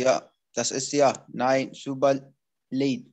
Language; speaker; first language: German; non-native, learner; Arabic